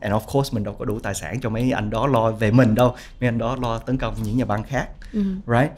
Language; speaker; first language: Vietnamese; early bilingual, heritage; Vietnamese